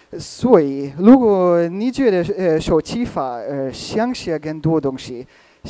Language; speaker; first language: Chinese; non-native, learner; Hungarian